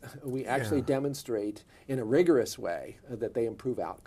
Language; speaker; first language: English; native; English